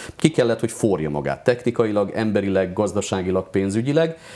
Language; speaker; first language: Hungarian; native; Hungarian